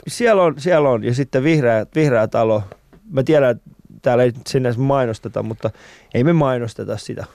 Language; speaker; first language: Finnish; early bilingual, other home language; Persian